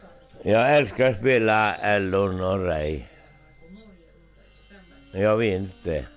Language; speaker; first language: Swedish; non-native, local second language; Finnish